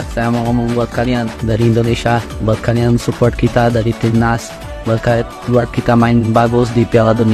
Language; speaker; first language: Indonesian; non-native, learner; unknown